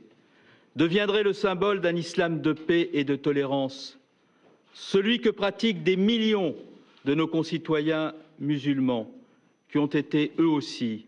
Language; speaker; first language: French; native; French